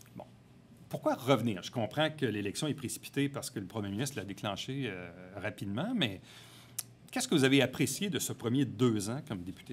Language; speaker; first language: French; native; French